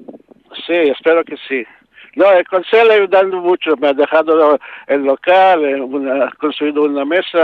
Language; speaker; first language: Spanish; non-native, learner; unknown